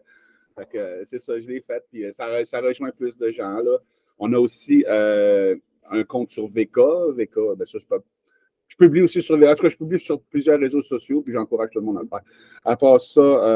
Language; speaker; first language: French; native; French